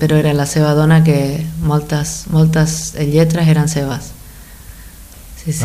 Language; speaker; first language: Catalan; non-native, fluent; Spanish